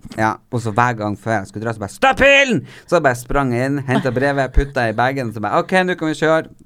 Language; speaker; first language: Norwegian; native; Norwegian